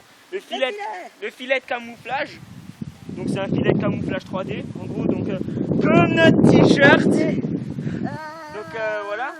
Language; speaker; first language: French; native; French